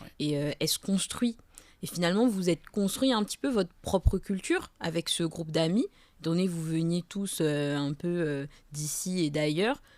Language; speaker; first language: French; native; French